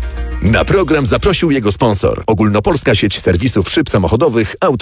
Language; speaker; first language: Polish; native; Polish